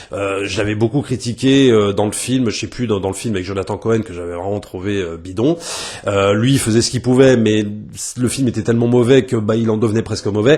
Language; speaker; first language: French; native; French